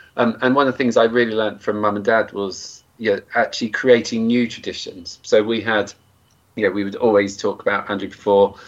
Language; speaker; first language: English; native; English